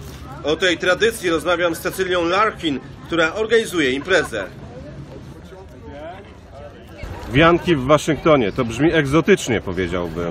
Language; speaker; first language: Polish; native; Polish